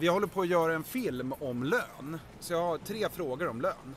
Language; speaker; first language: Swedish; native; Swedish